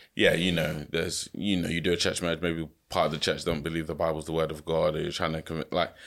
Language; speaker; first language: English; early bilingual, other home language; Yoruba